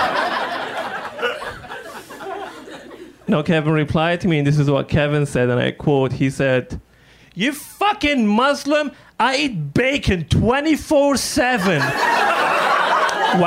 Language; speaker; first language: English; non-native, fluent; Arabic